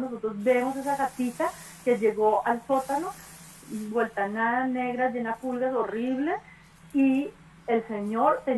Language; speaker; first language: Spanish; native; Spanish